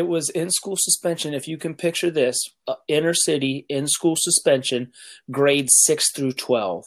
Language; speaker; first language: English; native; English